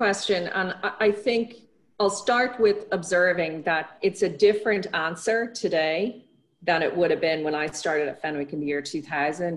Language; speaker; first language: English; native; English